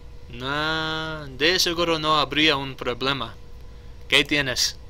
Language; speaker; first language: Spanish; non-native, learner; English